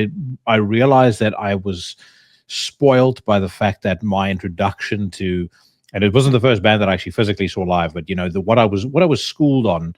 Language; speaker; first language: English; native; English